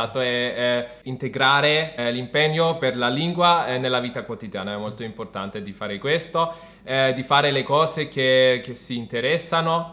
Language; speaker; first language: Italian; non-native, fluent; German